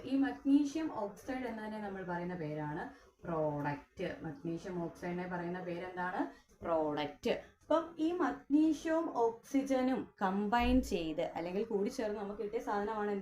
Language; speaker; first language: Malayalam; native; Malayalam